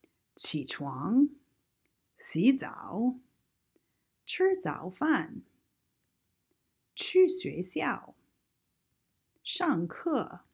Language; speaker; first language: Chinese; non-native, fluent; English